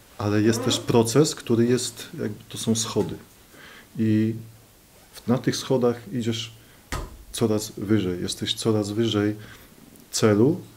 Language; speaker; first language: Polish; native; Polish